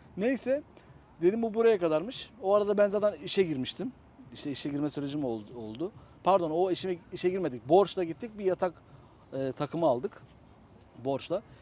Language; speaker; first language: Turkish; native; Turkish